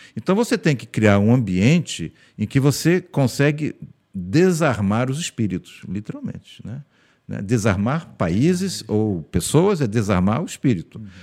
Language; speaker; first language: Portuguese; early bilingual, heritage; Portuguese